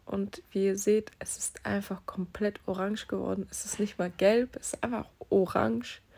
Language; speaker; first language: German; native; German